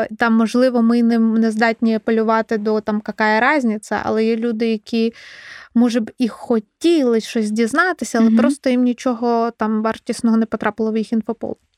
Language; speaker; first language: Ukrainian; non-native, local second language; Russian